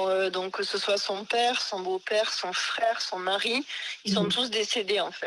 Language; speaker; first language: French; native; French